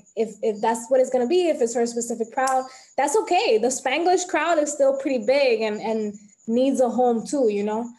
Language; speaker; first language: English; early bilingual, other home language; Spanish